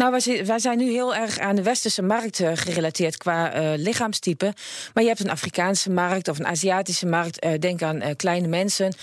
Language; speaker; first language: Dutch; native; Dutch